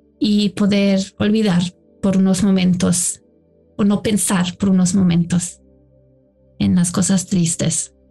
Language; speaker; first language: Spanish; non-native, fluent; German